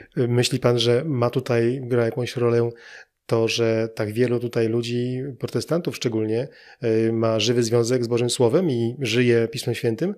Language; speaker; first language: Polish; native; Polish